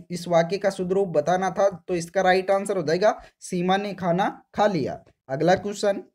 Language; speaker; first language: Hindi; native; Hindi